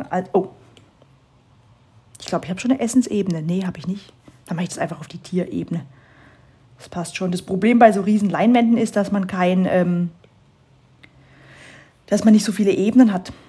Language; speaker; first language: German; native; German